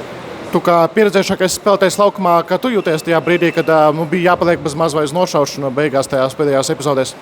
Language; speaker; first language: Latvian; native; Latvian